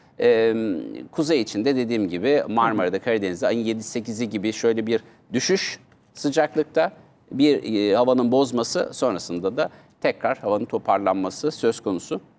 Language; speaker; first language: Turkish; native; Turkish